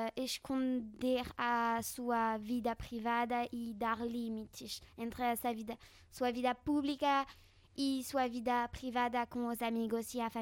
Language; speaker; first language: Portuguese; non-native, learner; French